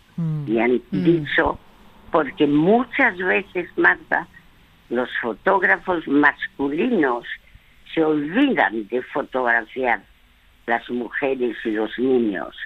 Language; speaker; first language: Spanish; early bilingual, other home language; French